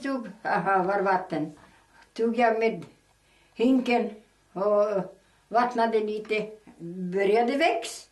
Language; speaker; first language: Swedish; early bilingual, heritage; Swedish